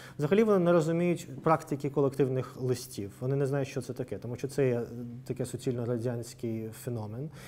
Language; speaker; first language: Ukrainian; non-native, local second language; Russian